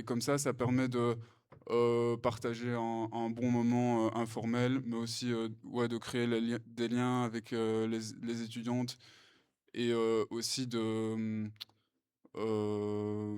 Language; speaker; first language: French; native; French